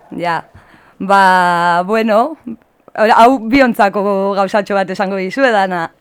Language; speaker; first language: Basque; native; Basque